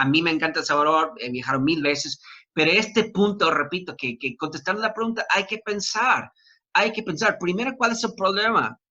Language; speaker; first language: Spanish; non-native, fluent; English